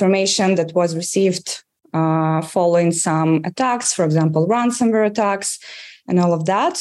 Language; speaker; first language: English; non-native, fluent; Russian